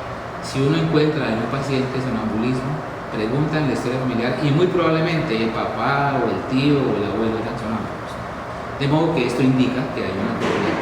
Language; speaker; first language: Spanish; native; Spanish